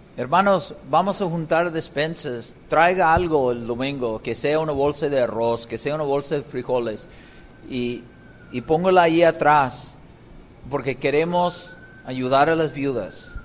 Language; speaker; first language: Spanish; non-native, fluent; English